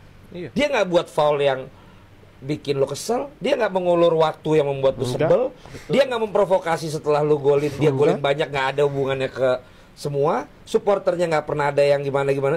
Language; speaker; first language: Indonesian; native; Indonesian